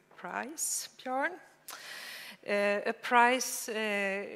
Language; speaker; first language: English; non-native, fluent; Swedish